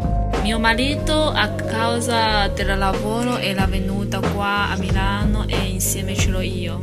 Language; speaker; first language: Italian; non-native, local second language; Chinese